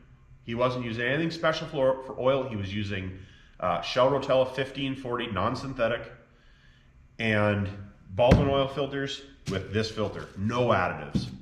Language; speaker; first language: English; native; English